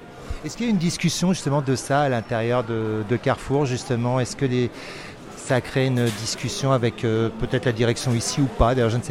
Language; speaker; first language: French; native; French